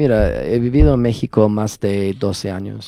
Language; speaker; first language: Spanish; non-native, learner; English